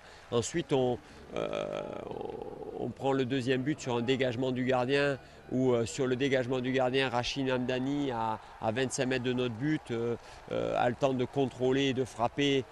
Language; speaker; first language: French; native; French